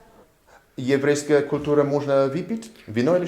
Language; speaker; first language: Russian; non-native, learner; English